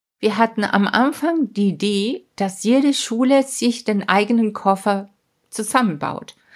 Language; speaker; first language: German; non-native, fluent; Spanish